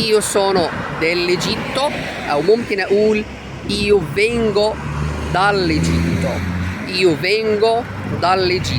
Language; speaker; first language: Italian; non-native, fluent; Arabic